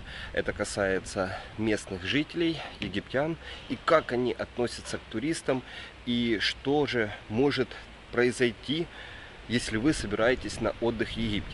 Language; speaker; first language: Russian; native; Russian